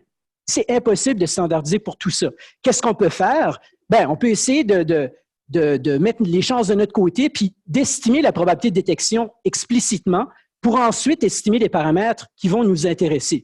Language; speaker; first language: French; native; French